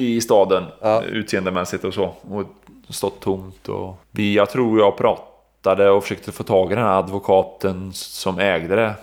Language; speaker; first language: Swedish; native; Swedish